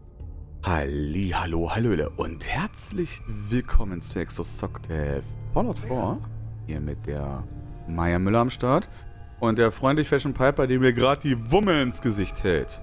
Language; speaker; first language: German; native; German